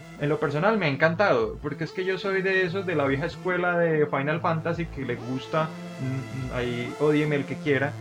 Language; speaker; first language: Spanish; native; Spanish